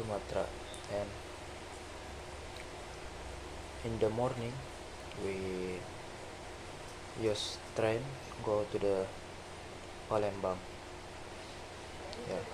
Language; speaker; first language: English; non-native, learner; Indonesian